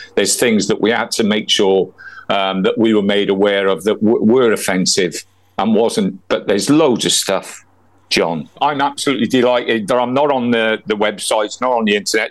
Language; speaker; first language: English; native; English